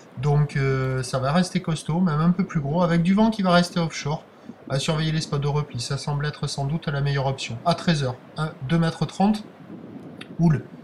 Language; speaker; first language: French; native; French